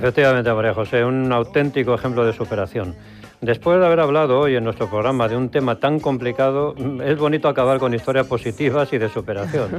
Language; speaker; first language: Spanish; native; Spanish